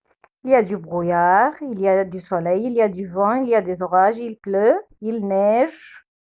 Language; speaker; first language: French; non-native, fluent; Arabic